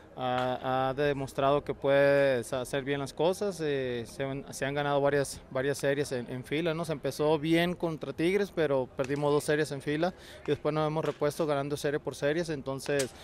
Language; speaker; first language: Spanish; native; Spanish